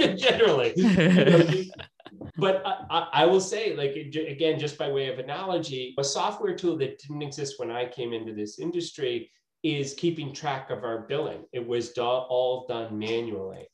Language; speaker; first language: English; native; English